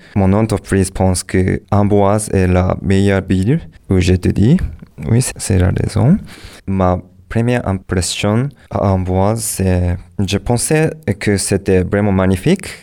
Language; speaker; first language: French; non-native, fluent; Japanese